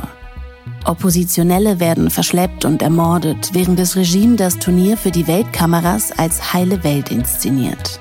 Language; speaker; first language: German; native; German